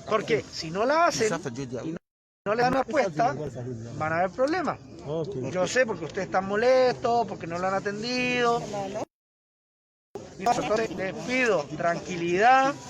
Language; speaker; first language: Spanish; native; Spanish